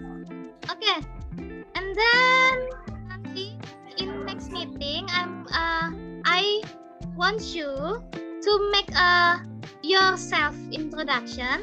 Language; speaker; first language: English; non-native, fluent; Indonesian